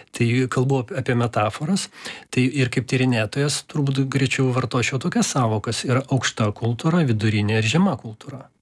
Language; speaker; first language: Lithuanian; non-native, local second language; Russian